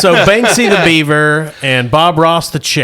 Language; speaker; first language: English; native; English